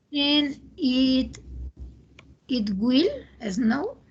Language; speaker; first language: English; non-native, learner; Spanish